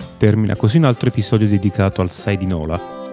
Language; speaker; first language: Italian; native; Italian